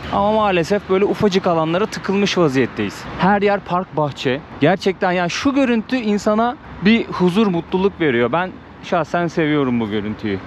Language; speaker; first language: Turkish; native; Turkish